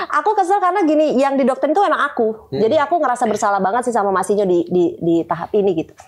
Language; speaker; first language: Indonesian; native; Indonesian